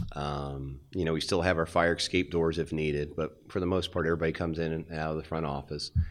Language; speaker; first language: English; native; English